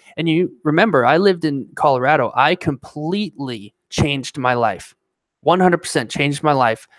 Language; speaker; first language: English; native; English